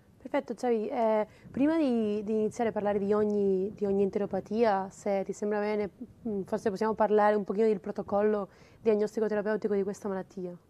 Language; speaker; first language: Italian; non-native, fluent; Spanish